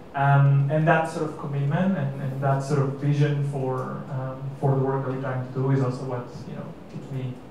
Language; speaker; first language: English; non-native, fluent; Catalan